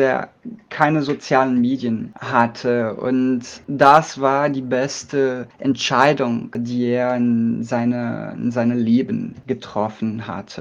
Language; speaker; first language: German; non-native, learner; Portuguese